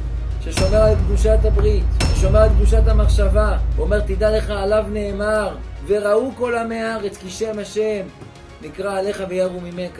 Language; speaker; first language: Hebrew; native; Hebrew